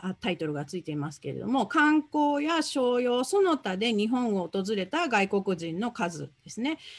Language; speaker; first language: Japanese; native; Japanese